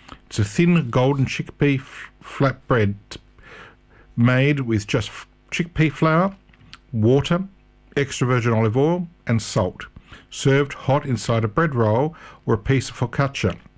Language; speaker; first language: English; early bilingual, other home language; Italian